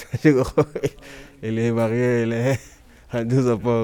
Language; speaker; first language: French; non-native, learner; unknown